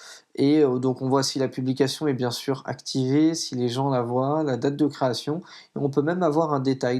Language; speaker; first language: French; native; French